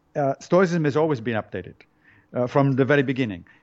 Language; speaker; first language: English; non-native, fluent; Italian